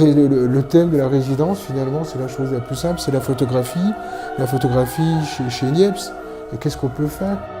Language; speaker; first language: French; native; French